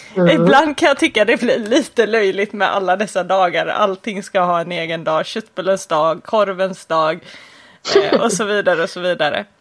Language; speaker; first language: Swedish; native; Swedish